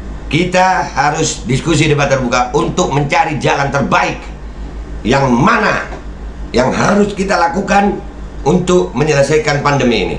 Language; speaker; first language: Indonesian; native; Indonesian